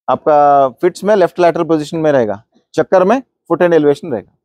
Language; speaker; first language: Hindi; non-native, local second language; Kannada